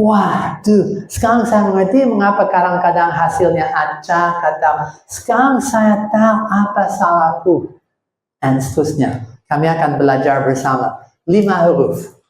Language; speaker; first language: Indonesian; non-native, fluent; English